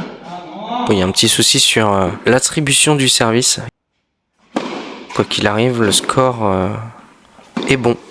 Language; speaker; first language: French; native; French